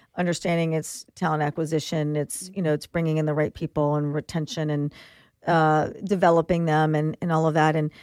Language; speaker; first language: English; native; English